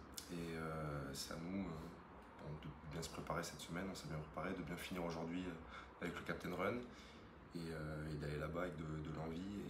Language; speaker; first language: French; native; French